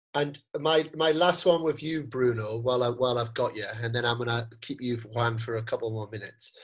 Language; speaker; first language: English; native; English